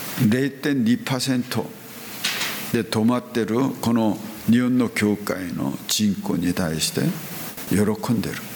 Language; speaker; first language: Japanese; non-native, fluent; Korean